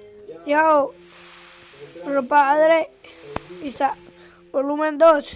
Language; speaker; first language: Spanish; native; Spanish